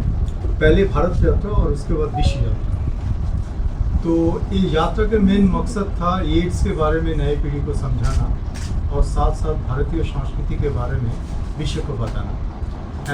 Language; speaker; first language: Hindi; non-native, local second language; Bangla